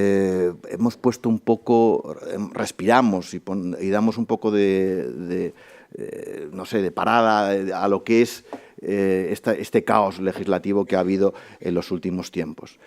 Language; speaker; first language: Spanish; native; Spanish